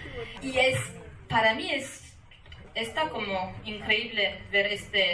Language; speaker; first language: Spanish; non-native, learner; Kurdish